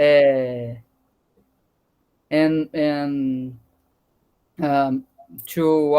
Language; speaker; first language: English; non-native, learner; Portuguese